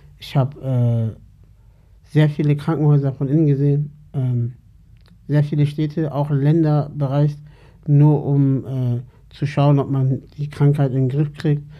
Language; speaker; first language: German; early bilingual, other home language; Turkish